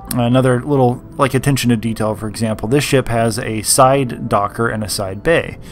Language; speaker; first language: English; native; English